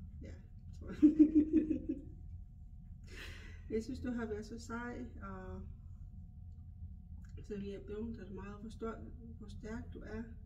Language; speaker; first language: Danish; non-native, local second language; Kalaallisut